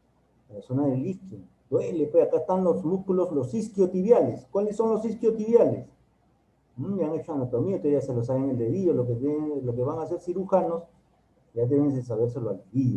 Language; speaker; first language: Spanish; native; Spanish